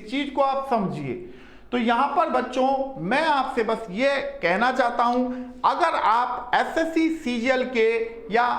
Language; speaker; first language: Hindi; native; Hindi